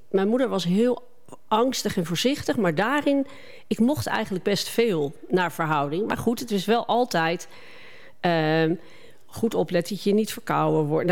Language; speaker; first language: Dutch; native; Dutch